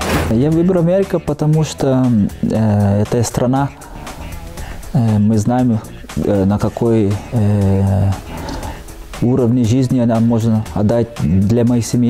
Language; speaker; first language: Russian; non-native, fluent; Portuguese